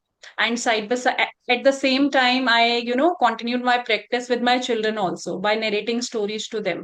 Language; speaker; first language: English; non-native, local second language; Hindi